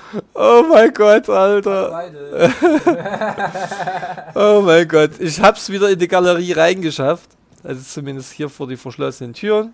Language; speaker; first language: German; native; German